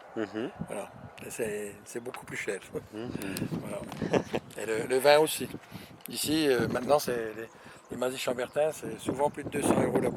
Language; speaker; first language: French; native; French